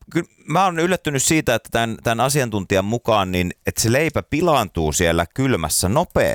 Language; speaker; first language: Finnish; native; Finnish